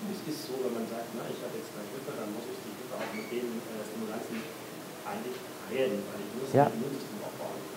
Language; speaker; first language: German; native; German